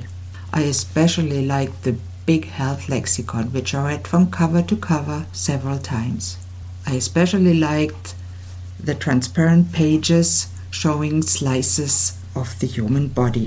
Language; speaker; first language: English; non-native, fluent; German